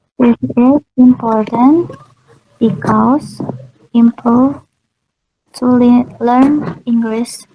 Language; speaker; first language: English; non-native, learner; Indonesian